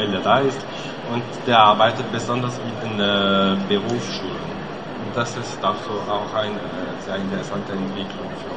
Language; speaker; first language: German; non-native, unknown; French